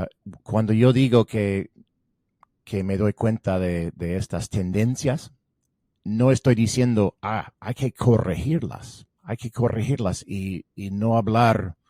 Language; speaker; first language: Spanish; non-native, fluent; English